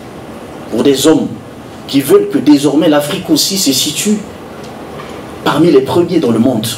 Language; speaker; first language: French; non-native, local second language; Sango